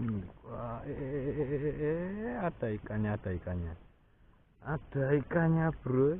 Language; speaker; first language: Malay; non-native, local second language; Javanese